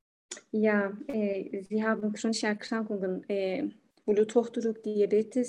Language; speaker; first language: German; non-native, learner; Turkish